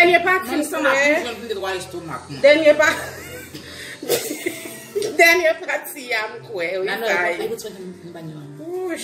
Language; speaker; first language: French; non-native, learner; Haitian Creole